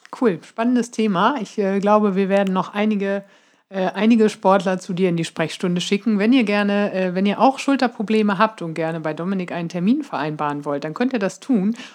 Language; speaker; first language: German; native; German